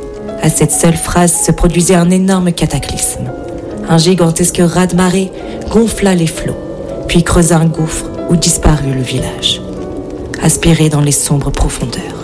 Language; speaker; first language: French; native; French